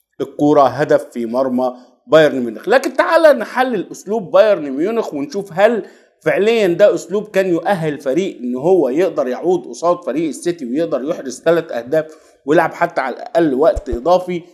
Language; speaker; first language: Arabic; native; Arabic